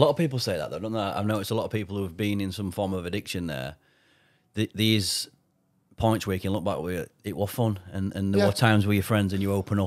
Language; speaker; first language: English; native; English